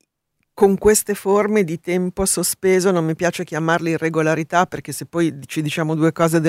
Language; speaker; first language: Italian; native; Italian